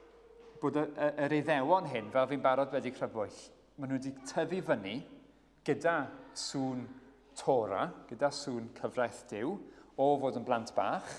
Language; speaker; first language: Welsh; native; Welsh